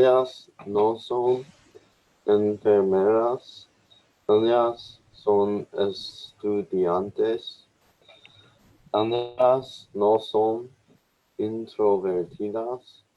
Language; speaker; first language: Spanish; non-native, learner; English